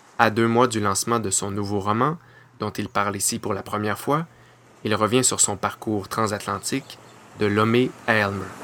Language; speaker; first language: French; native; French